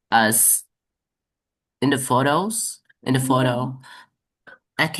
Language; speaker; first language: English; non-native, learner; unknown